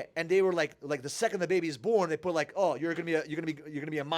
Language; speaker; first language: English; native; English